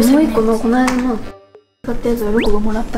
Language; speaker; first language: Japanese; native; Japanese